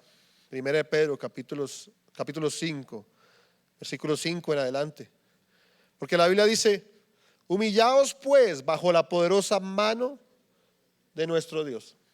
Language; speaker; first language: Spanish; native; Spanish